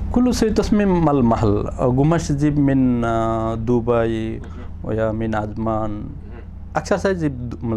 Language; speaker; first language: Arabic; non-native, learner; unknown